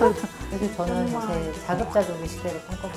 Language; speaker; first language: Korean; native; Korean